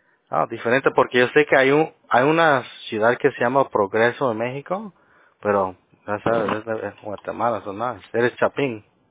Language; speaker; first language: Spanish; early bilingual, heritage; Spanish